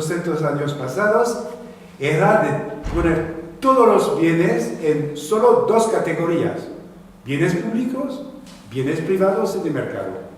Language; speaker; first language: Spanish; non-native, fluent; French